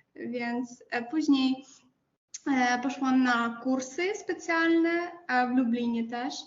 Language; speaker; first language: Polish; non-native, fluent; Ukrainian